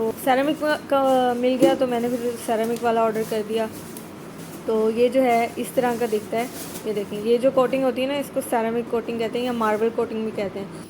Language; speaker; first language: Urdu; native; Urdu